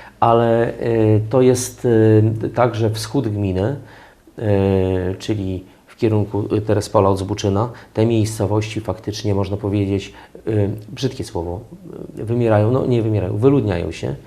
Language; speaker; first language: Polish; native; Polish